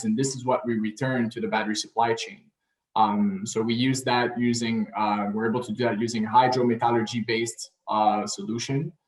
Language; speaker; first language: English; non-native, local second language; French